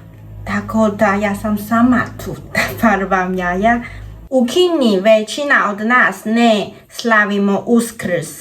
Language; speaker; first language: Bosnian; non-native, learner; Chinese